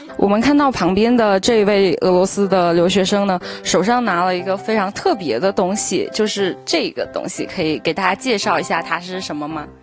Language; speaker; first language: Chinese; native; Chinese